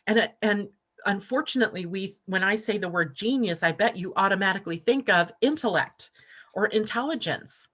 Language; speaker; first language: English; native; English